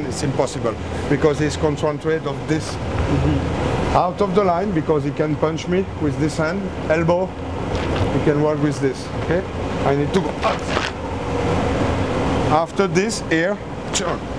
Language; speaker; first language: English; non-native, learner; French